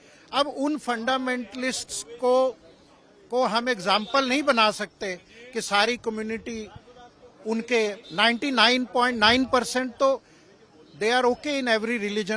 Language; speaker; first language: Hindi; non-native, local second language; Punjabi